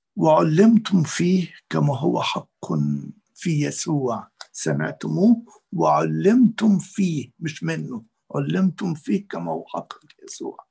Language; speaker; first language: Arabic; native; Arabic